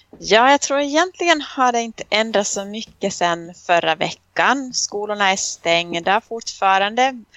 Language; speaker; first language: Swedish; native; Swedish